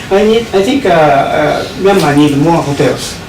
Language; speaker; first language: English; non-native, learner; Japanese